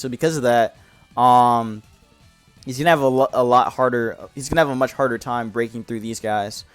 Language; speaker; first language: English; native; English